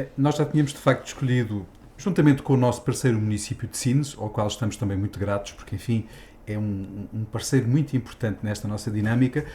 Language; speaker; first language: Portuguese; native; Portuguese